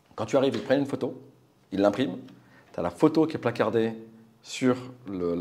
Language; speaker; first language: French; native; French